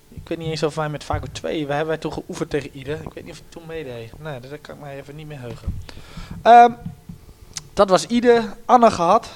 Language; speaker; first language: Dutch; native; Dutch